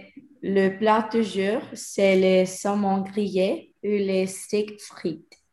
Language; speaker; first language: French; non-native, learner; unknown